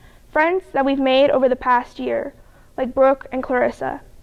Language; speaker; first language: English; early bilingual, other home language; Spanish